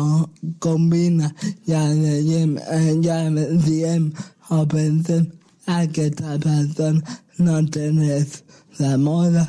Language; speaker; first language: Catalan; non-native, local second language; Spanish